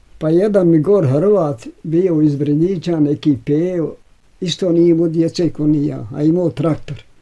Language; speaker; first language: Bosnian; native; Bosnian